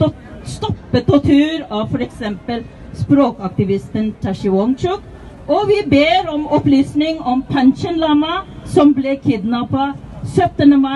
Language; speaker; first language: Norwegian; non-native, fluent; Tibetan